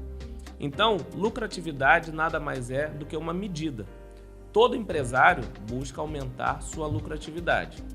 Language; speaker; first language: Portuguese; native; Portuguese